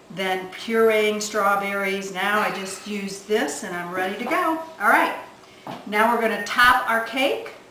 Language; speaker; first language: English; native; English